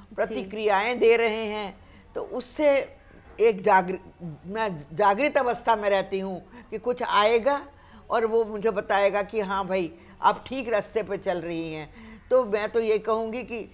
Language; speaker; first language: Hindi; native; Hindi